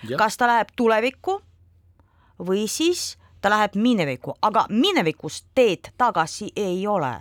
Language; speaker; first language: Estonian; non-native, local second language; Russian